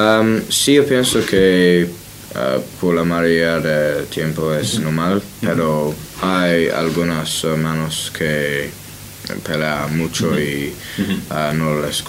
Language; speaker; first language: Spanish; non-native, learner; English